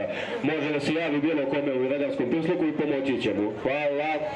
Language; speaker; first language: Bosnian; native; Bosnian